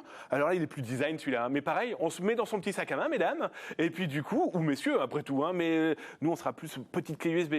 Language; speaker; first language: French; native; French